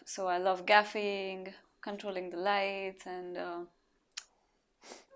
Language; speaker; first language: English; non-native, local second language; Marathi